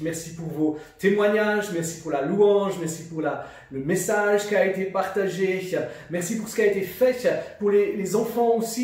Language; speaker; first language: French; native; French